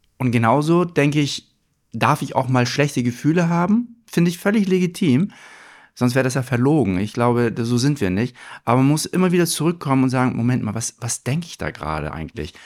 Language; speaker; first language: German; early bilingual, other home language; Turkish